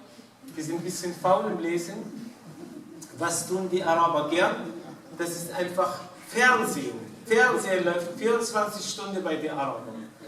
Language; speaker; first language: German; non-native, fluent; Arabic